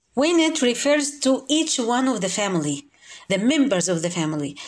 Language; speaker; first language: English; non-native, fluent; Arabic